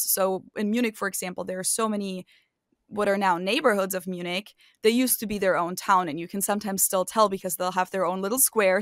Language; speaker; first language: English; non-native, fluent; German